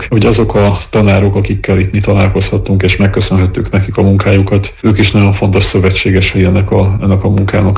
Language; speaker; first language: Hungarian; native; Hungarian